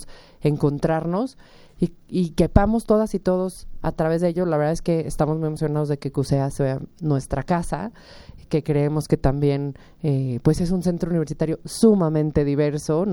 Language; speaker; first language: Spanish; native; Spanish